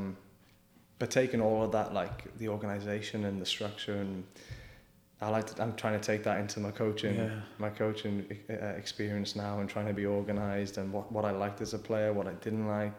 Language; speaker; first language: English; native; English